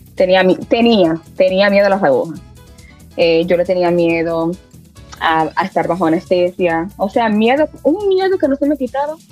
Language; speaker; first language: Spanish; early bilingual, heritage; Spanish